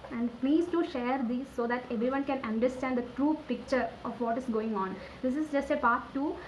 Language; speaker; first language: English; non-native, local second language; Malayalam